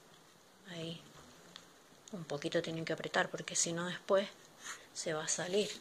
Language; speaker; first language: Spanish; native; Spanish